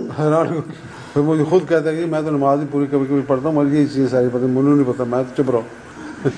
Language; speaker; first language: Urdu; non-native, local second language; Punjabi